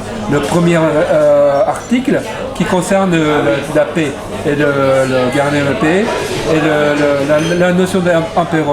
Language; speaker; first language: French; non-native, learner; Japanese